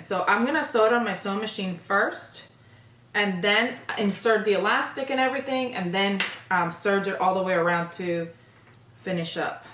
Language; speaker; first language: English; native; English